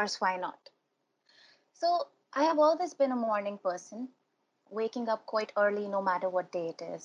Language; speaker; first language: English; non-native, local second language; Hindi